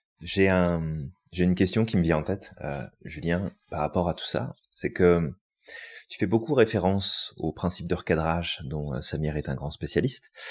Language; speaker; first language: French; native; French